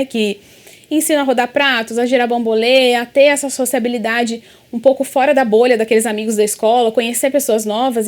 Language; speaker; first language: Portuguese; native; Portuguese